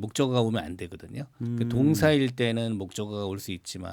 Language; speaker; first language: Korean; native; Korean